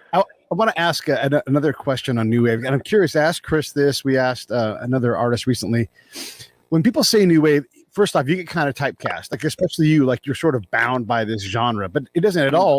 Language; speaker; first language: English; native; English